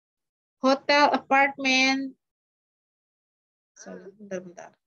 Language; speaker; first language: English; non-native, learner; Indonesian